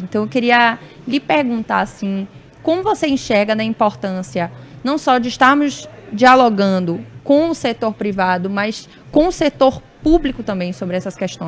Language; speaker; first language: Portuguese; native; Portuguese